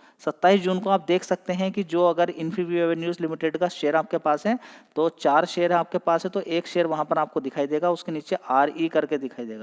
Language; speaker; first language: Hindi; native; Hindi